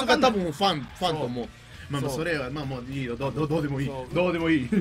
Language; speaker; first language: Japanese; non-native, learner; Spanish